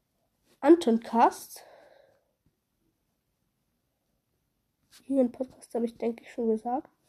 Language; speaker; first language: German; native; German